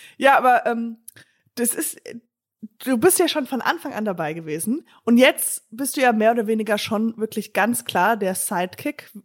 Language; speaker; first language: German; non-native, fluent; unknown